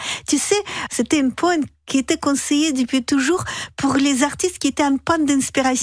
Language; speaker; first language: French; non-native, fluent; Russian